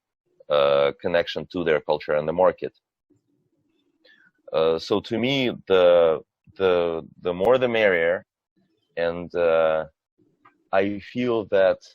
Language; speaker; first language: English; non-native, fluent; Russian